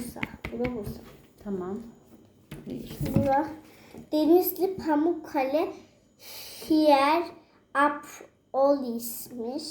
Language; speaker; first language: Turkish; native; Turkish